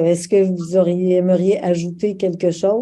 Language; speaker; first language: French; native; French